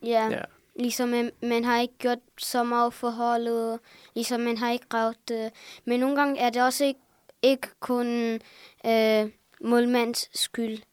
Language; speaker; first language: Danish; early bilingual, other home language; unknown